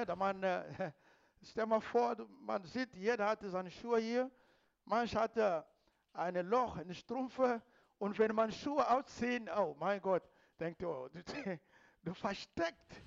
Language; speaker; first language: German; non-native, fluent; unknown